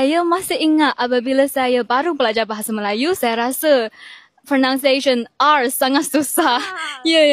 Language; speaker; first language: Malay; non-native, learner; Chinese